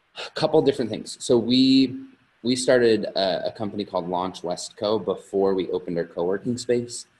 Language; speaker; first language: English; native; English